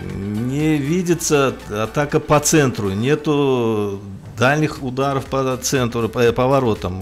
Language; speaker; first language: Russian; non-native, local second language; Uzbek